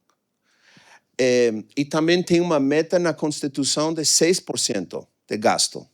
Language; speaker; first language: Portuguese; non-native, fluent; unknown